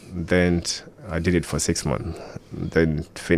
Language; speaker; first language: English; early bilingual, other home language; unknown